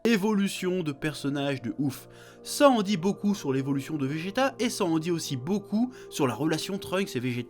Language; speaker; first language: French; native; French